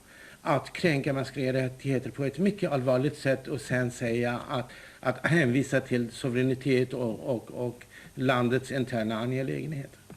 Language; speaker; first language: Swedish; non-native, fluent; Kurdish